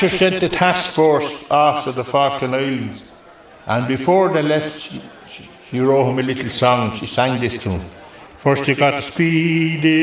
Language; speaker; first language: English; native; English